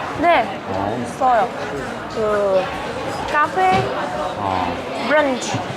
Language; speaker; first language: Korean; non-native, learner; Vietnamese